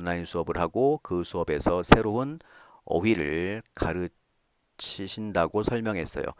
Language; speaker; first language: Korean; native; Korean